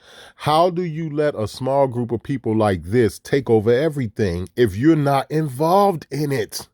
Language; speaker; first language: English; native; English